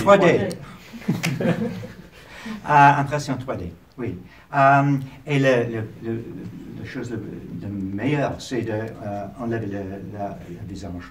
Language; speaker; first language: French; non-native, learner; English